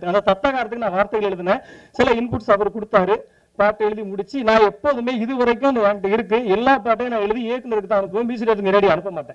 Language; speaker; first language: Tamil; native; Tamil